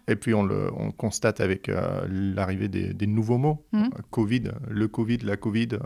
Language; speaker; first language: French; non-native, fluent; Dutch